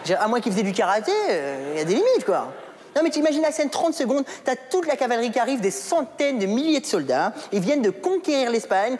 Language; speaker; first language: French; early bilingual, other home language; Arabic